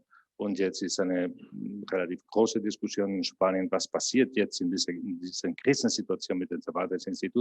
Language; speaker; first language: German; non-native, fluent; Spanish